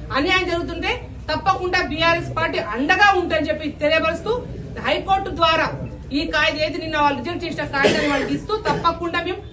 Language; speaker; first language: Telugu; non-native, local second language; Lambadi